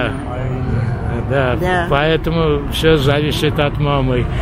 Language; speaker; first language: Russian; non-native, fluent; Armenian